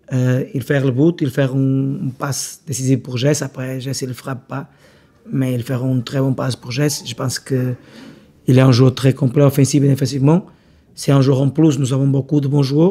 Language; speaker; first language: French; non-native, learner; Portuguese